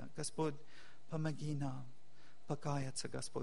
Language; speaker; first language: Russian; non-native, fluent; English